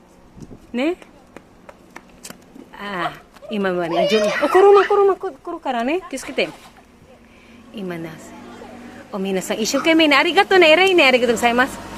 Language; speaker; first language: Japanese; non-native, fluent; Filipino